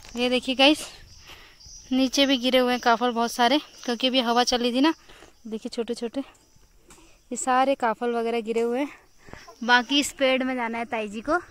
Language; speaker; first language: Hindi; native; Hindi